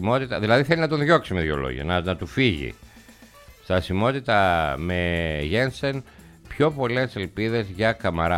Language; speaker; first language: Greek; native; Greek